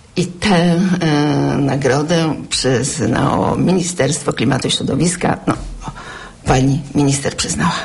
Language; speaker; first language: Polish; native; Polish